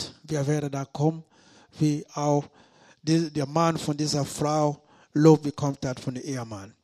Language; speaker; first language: German; non-native, learner; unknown